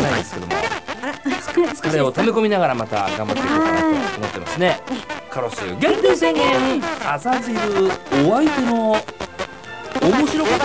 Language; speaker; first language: Japanese; native; Japanese